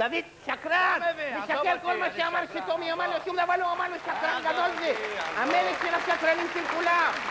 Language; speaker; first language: Hebrew; native; Hebrew